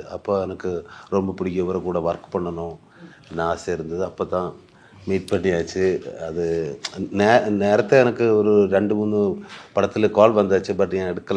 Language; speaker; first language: Tamil; non-native, learner; Malayalam